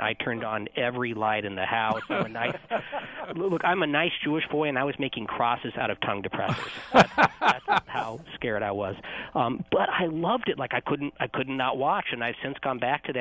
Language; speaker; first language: English; native; English